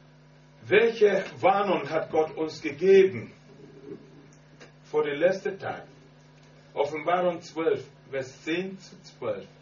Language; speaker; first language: German; non-native, learner; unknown